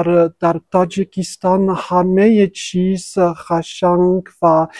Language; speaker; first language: Persian; non-native, fluent; French